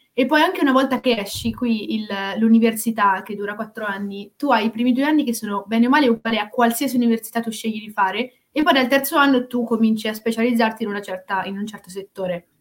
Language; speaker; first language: Italian; native; Italian